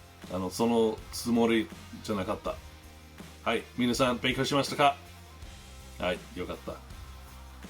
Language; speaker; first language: Japanese; non-native, learner; English